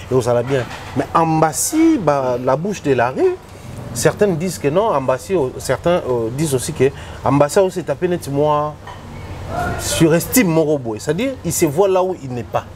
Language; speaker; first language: French; non-native, local second language; Lingala